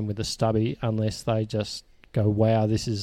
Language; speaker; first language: English; native; English